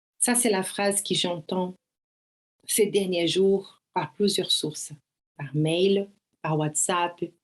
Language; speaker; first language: French; non-native, fluent; Portuguese